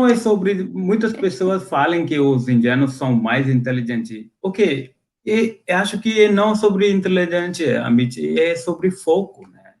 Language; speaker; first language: Portuguese; non-native, fluent; Hindi